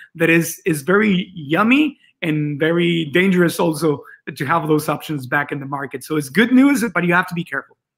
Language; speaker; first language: English; non-native, fluent; Spanish